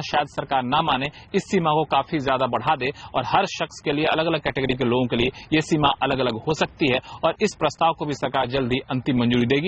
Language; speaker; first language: Hindi; native; Hindi